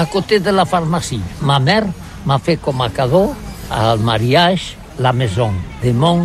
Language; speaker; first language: French; non-native, learner; Catalan